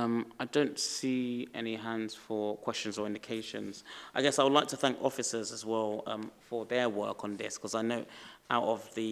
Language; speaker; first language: English; native; English